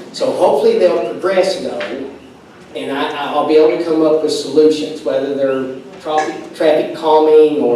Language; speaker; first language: English; native; English